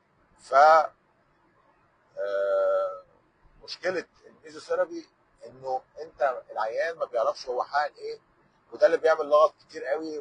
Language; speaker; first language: Arabic; native; Arabic